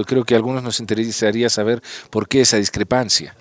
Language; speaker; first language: Spanish; non-native, fluent; English